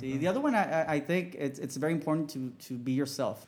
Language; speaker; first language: English; early bilingual, other home language; Spanish